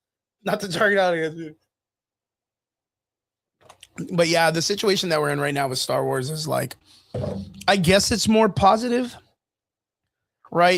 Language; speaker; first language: English; native; English